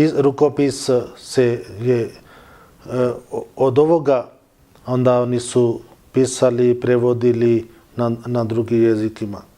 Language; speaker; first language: Bosnian; non-native, learner; Urdu